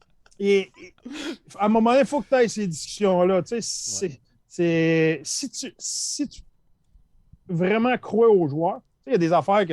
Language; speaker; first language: French; native; French